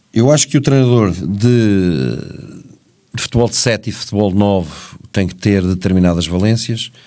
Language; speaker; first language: Portuguese; native; Portuguese